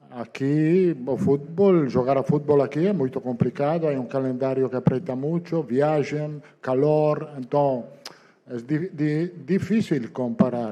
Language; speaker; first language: Portuguese; non-native, learner; Italian